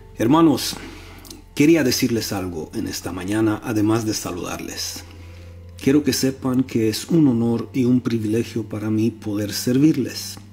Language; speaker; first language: Spanish; non-native, fluent; Romanian